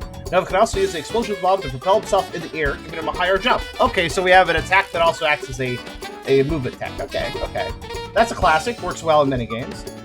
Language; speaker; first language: English; native; English